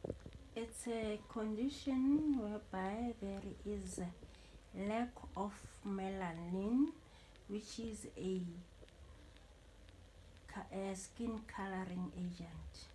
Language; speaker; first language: English; non-native, local second language; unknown